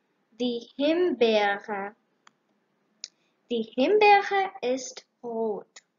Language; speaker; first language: German; non-native, learner; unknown